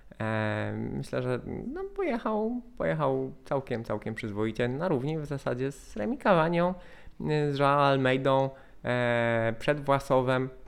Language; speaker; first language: Polish; native; Polish